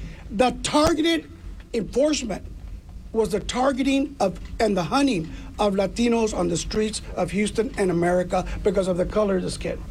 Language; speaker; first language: English; early bilingual, other home language; Spanish